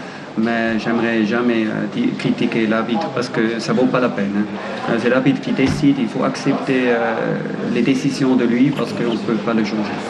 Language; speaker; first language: French; non-native, fluent; German